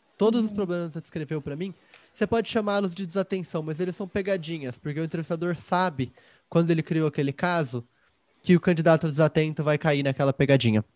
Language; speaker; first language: Portuguese; native; Portuguese